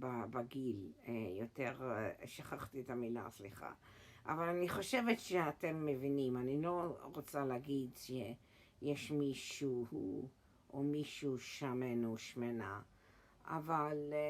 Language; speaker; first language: Hebrew; early bilingual, heritage; English